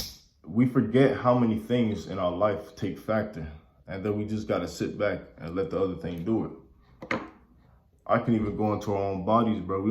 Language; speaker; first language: English; native; English